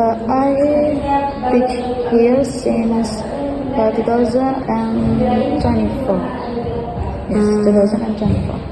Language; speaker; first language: English; non-native, fluent; Indonesian